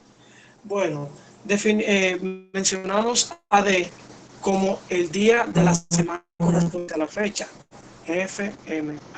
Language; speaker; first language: Spanish; native; Spanish